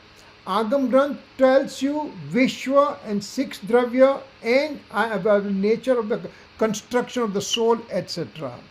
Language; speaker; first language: English; non-native, local second language; Gujarati